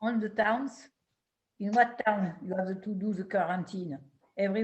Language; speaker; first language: English; non-native, learner; French